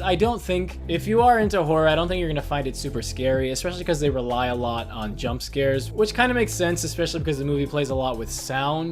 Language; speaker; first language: English; native; English